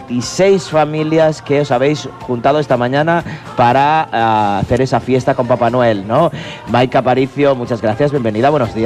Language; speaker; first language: Spanish; non-native, local second language; Catalan